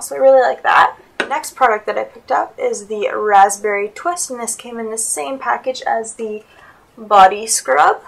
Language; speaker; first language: English; native; English